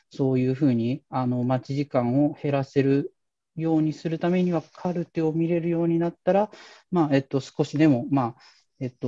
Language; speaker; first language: Japanese; native; Japanese